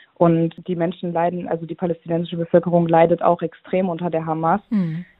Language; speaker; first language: German; native; German